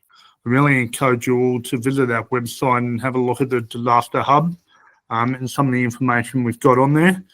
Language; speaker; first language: English; native; English